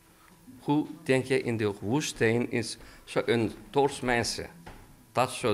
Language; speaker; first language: Dutch; non-native, learner; Turkish